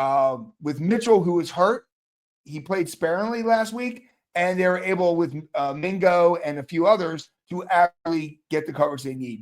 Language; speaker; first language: English; native; English